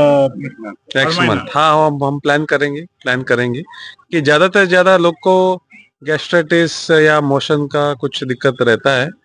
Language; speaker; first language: Hindi; non-native, local second language; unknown